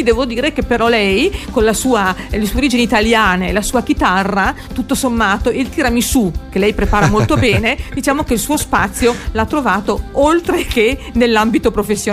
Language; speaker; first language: Italian; native; Italian